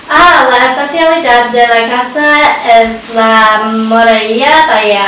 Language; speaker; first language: Spanish; non-native, learner; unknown